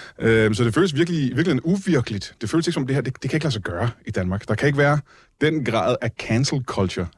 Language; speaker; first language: Danish; native; Danish